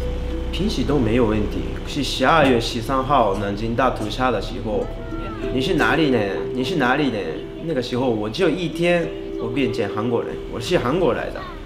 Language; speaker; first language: Chinese; non-native, fluent; Japanese